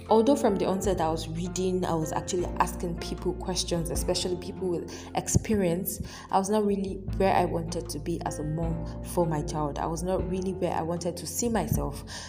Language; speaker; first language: English; non-native, local second language; Yoruba